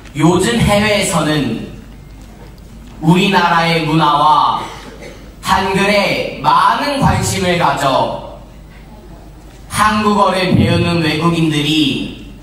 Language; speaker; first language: Korean; native; Korean